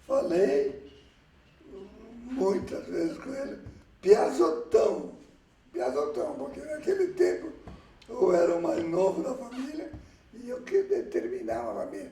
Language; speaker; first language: Portuguese; early bilingual, other home language; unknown